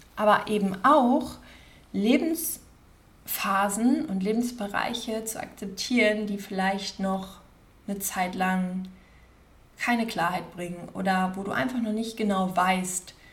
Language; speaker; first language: German; native; German